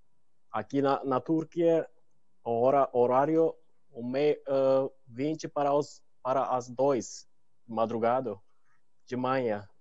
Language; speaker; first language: Portuguese; non-native, learner; Turkish